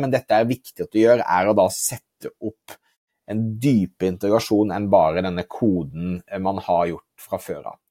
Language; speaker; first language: Norwegian; native; Norwegian